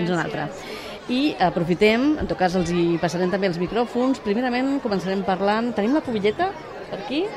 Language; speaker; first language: Catalan; native; Catalan